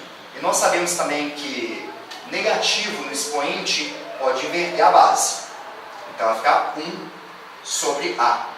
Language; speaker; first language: Portuguese; native; Portuguese